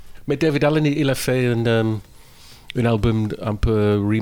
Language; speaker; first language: French; non-native, learner; English